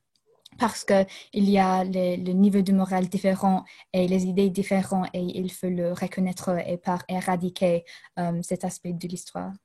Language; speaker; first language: French; non-native, fluent; English